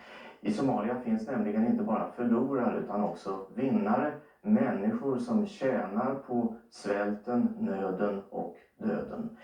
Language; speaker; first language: Swedish; native; Swedish